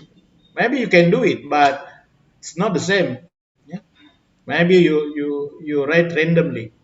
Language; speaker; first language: English; non-native, fluent; Indonesian